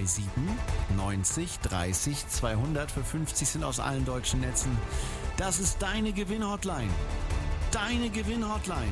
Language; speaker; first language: German; native; German